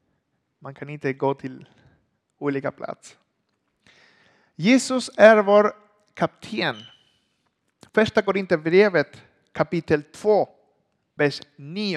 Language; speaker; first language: Swedish; non-native, learner; Spanish